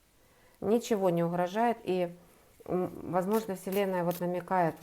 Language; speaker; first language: Russian; native; Russian